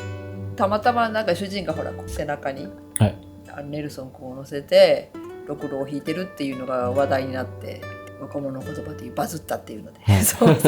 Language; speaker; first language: Japanese; native; Japanese